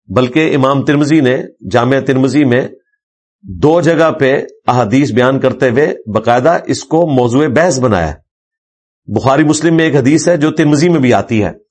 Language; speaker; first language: Urdu; non-native, local second language; Punjabi